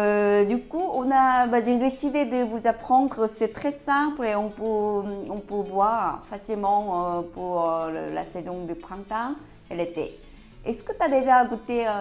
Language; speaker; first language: French; non-native, learner; Korean